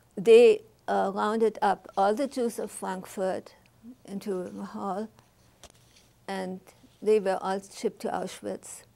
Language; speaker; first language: English; non-native, fluent; German